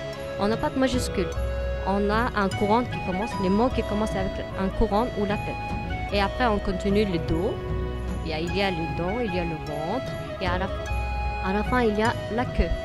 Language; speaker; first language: French; non-native, learner; Mongolian